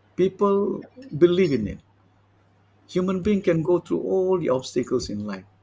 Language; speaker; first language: English; non-native, local second language; Malay